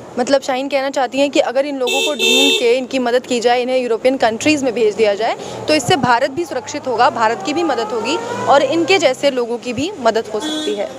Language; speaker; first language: Hindi; native; Hindi